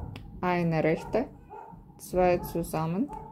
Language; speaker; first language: German; non-native, learner; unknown